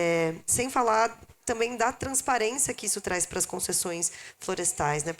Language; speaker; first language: Portuguese; native; Portuguese